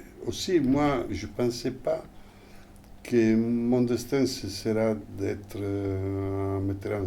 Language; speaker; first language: French; non-native, fluent; Italian